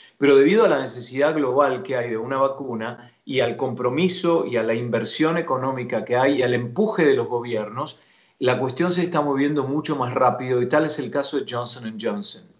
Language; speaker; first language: Spanish; native; Spanish